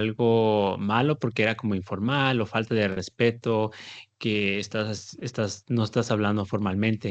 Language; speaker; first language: Spanish; early bilingual, heritage; Spanish